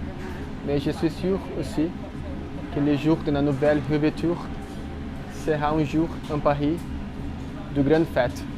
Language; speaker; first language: French; non-native, learner; Portuguese